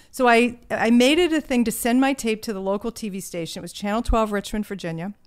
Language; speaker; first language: English; native; English